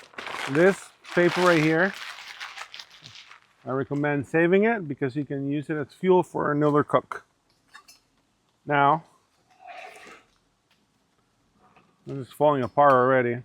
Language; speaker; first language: English; early bilingual, other home language; Spanish